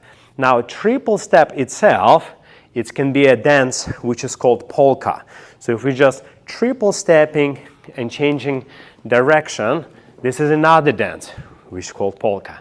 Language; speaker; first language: English; non-native, fluent; Russian